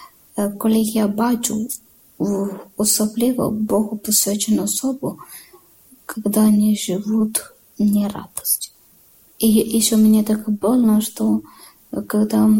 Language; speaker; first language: Ukrainian; non-native, learner; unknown